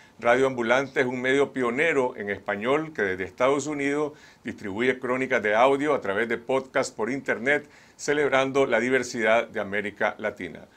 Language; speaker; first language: Spanish; native; Spanish